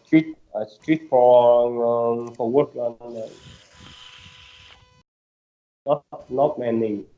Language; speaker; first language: English; non-native, learner; Vietnamese